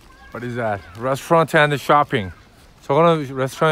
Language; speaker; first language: English; non-native, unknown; Korean